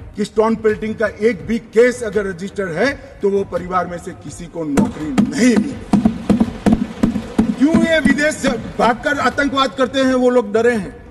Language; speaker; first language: Hindi; native; Hindi